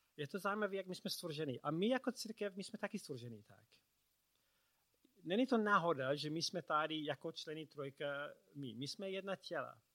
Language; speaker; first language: Czech; non-native, learner; English